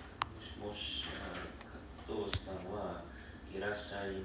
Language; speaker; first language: Japanese; non-native, learner; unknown